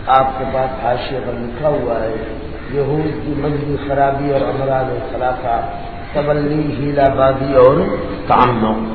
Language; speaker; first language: Urdu; non-native, local second language; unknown